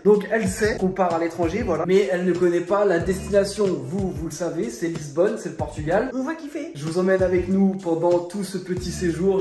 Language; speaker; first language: French; native; French